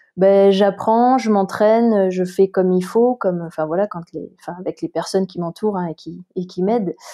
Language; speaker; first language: French; native; French